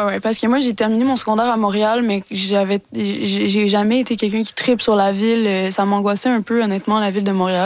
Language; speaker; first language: French; native; French